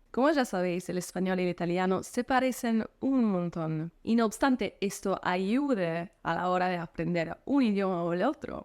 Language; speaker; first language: Spanish; non-native, fluent; Italian